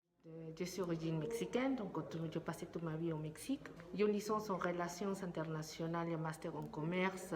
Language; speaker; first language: French; non-native, fluent; Spanish